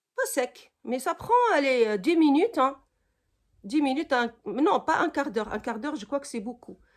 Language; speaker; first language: French; non-native, local second language; Arabic